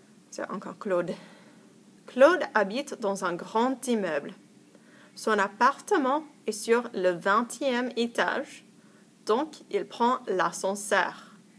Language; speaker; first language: French; non-native, fluent; English